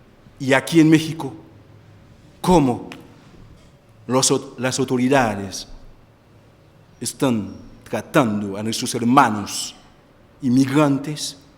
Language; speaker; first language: Spanish; non-native, fluent; Haitian Creole